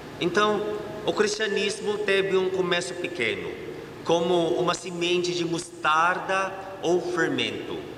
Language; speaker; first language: Portuguese; non-native, fluent; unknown